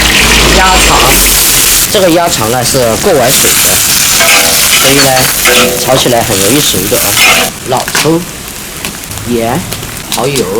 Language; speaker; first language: Chinese; native; Chinese